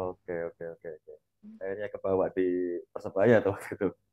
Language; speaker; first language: Indonesian; native; Indonesian